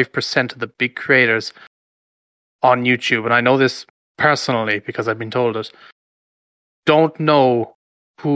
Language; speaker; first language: English; native; English